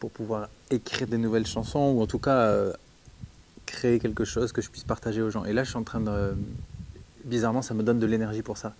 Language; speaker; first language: French; native; French